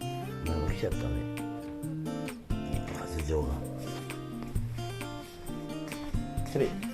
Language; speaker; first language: Japanese; native; Japanese